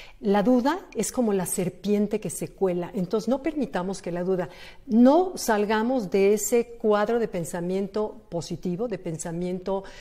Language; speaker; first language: Spanish; native; Spanish